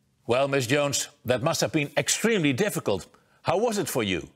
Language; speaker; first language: English; non-native, fluent; Dutch